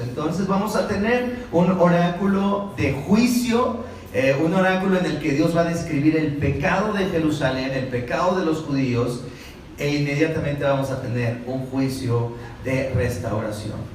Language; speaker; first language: Spanish; native; Spanish